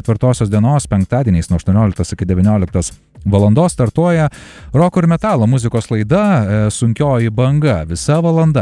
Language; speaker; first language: Lithuanian; native; Lithuanian